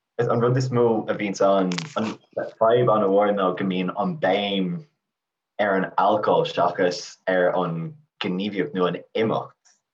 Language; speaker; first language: Irish; native; Irish